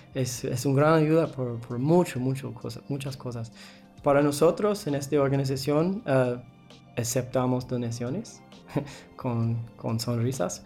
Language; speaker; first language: Spanish; non-native, learner; English